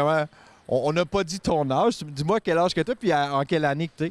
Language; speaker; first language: French; native; French